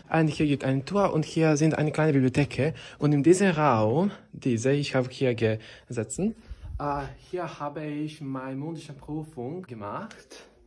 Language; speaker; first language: German; non-native, learner; Serbian